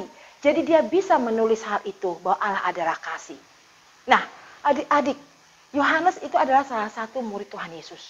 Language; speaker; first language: Indonesian; native; Indonesian